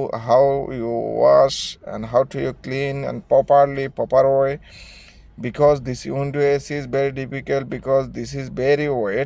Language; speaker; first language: English; non-native, learner; Bangla